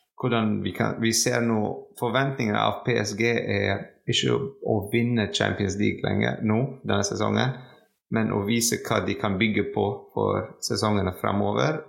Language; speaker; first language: Norwegian; non-native, fluent; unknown